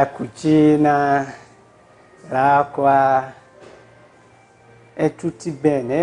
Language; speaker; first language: Italian; non-native, learner; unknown